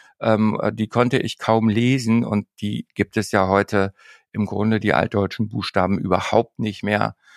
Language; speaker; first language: German; native; German